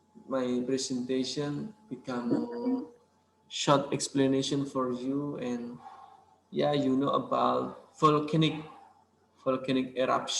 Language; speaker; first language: English; non-native, learner; Indonesian